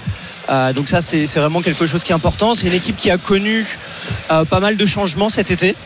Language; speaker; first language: French; native; French